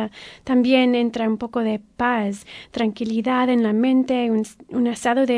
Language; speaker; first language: Spanish; early bilingual, heritage; Spanish